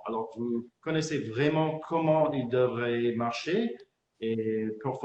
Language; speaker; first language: French; non-native, fluent; English